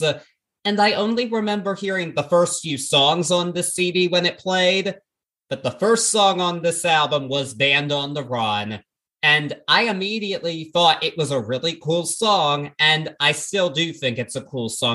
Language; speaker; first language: English; native; English